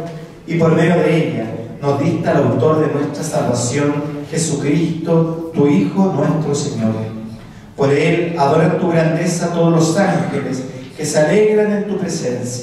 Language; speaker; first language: Spanish; native; Spanish